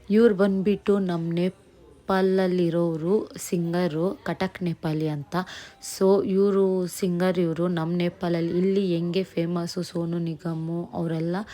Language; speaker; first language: Kannada; non-native, local second language; Nepali